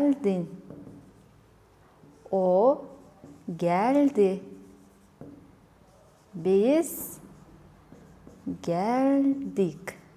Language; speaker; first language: Turkish; non-native, fluent; Kazakh